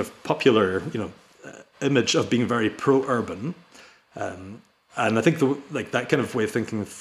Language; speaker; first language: English; native; English